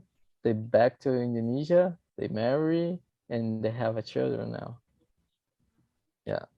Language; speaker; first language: English; non-native, fluent; Portuguese